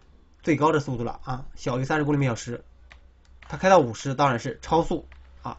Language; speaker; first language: Chinese; native; Chinese